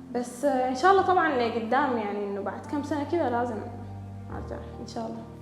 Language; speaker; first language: Arabic; native; Arabic